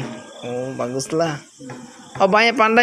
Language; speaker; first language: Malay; non-native, learner; Bangla